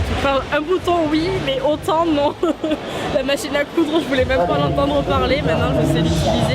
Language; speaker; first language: French; native; French